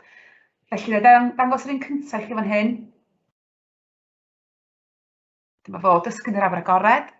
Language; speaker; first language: Welsh; native; Welsh